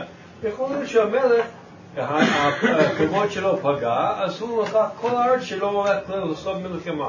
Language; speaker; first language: Hebrew; non-native, learner; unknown